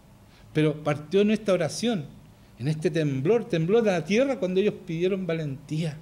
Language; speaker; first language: Spanish; native; Spanish